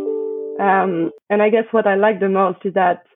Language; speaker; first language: English; non-native, fluent; French